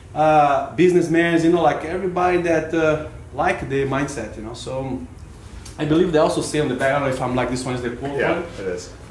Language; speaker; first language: English; non-native, learner; Portuguese